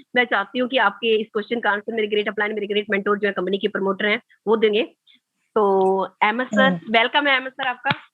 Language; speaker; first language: Hindi; native; Hindi